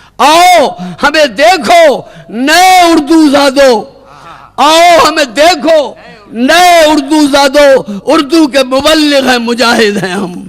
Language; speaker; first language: Urdu; native; Urdu